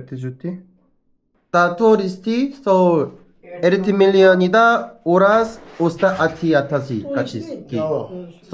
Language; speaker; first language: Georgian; non-native, learner; Korean